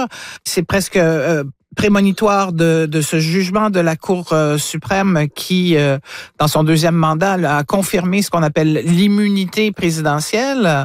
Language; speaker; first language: French; native; French